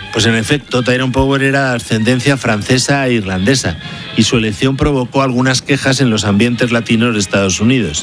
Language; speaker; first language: Spanish; native; Spanish